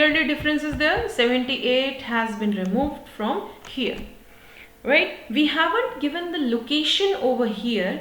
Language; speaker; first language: English; non-native, local second language; Hindi